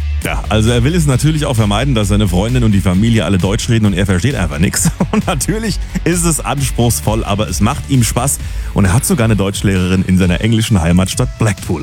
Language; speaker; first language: German; native; German